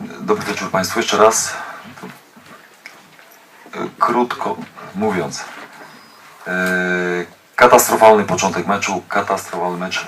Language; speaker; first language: Polish; non-native, fluent; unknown